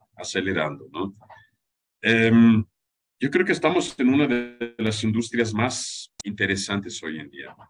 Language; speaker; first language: Spanish; non-native, fluent; German